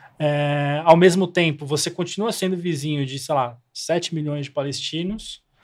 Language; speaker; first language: Portuguese; native; Portuguese